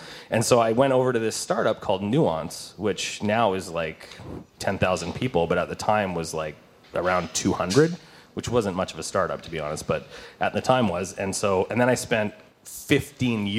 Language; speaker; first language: English; native; English